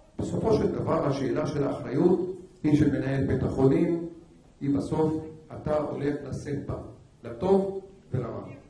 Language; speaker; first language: Hebrew; non-native, local second language; Arabic